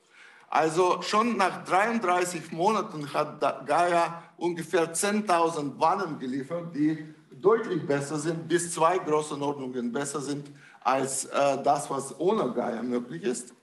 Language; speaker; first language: German; non-native, fluent; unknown